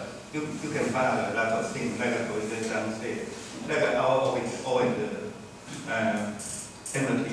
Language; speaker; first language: English; non-native, fluent; Chinese